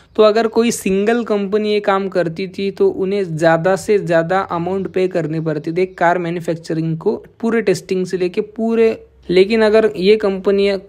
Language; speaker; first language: Hindi; non-native, local second language; Marathi